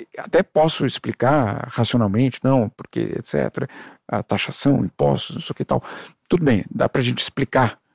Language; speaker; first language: Portuguese; early bilingual, other home language; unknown